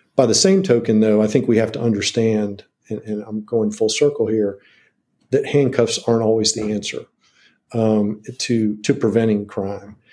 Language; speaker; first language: English; native; English